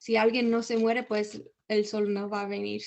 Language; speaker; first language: Spanish; early bilingual, heritage; Spanish